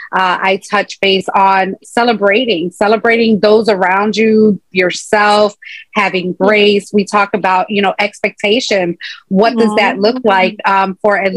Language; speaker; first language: English; native; English